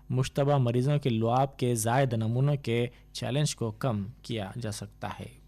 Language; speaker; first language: Urdu; native; Urdu